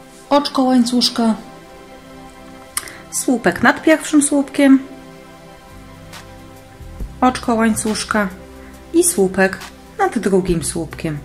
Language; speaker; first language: Polish; native; Polish